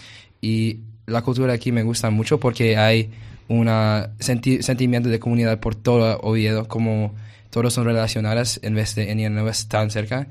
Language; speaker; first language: Spanish; non-native, learner; English